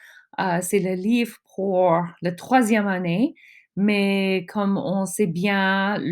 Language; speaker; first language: French; non-native, fluent; English